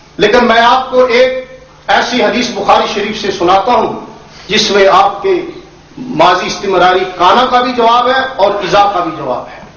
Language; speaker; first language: Urdu; non-native, local second language; Punjabi